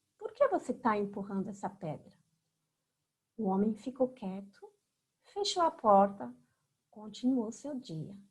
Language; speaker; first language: Portuguese; non-native, fluent; French